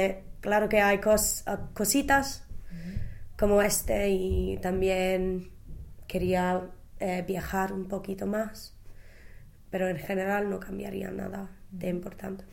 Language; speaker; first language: Spanish; non-native, fluent; English